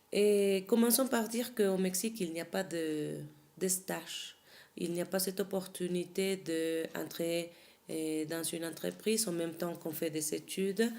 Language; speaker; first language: French; non-native, fluent; Spanish